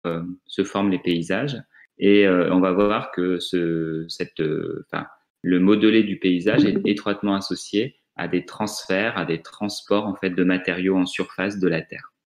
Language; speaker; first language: French; native; French